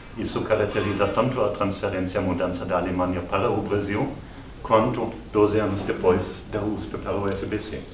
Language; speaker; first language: Portuguese; non-native, fluent; German